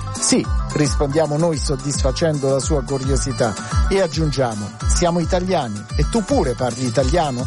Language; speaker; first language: Italian; native; Italian